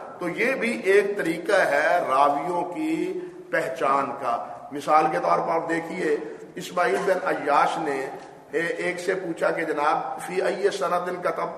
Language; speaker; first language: Urdu; native; Urdu